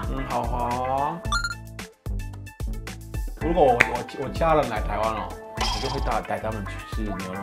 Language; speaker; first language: Chinese; non-native, fluent; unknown